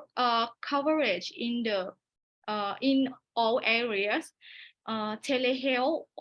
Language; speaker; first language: English; non-native, learner; Thai